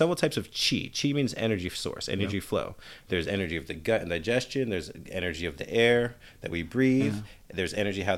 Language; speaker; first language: English; native; English